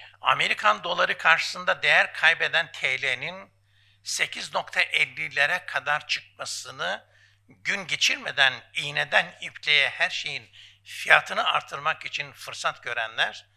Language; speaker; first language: Turkish; native; Turkish